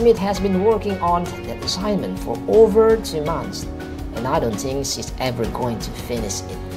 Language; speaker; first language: English; non-native, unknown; Indonesian